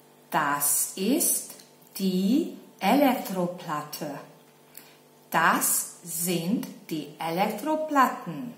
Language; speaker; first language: German; non-native, fluent; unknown